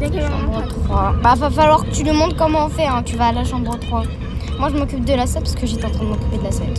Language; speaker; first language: French; native; French